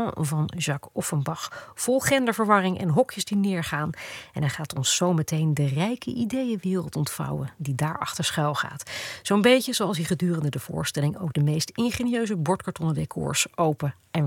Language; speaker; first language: Dutch; native; Dutch